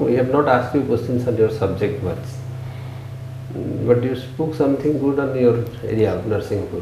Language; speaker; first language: English; non-native, local second language; Odia